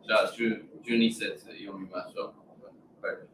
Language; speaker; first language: Japanese; non-native, learner; English